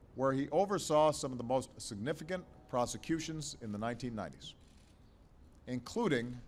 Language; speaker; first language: English; native; English